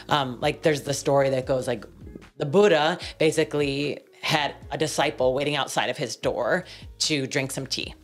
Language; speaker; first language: English; native; English